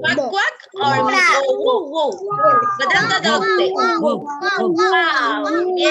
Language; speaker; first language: English; non-native, fluent; Spanish